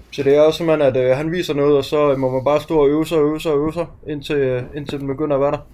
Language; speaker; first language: Danish; native; Danish